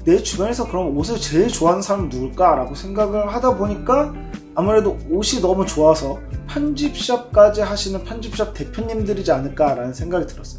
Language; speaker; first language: Korean; native; Korean